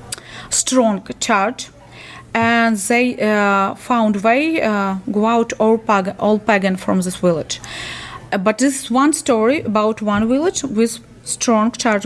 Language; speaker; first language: English; non-native, learner; Ukrainian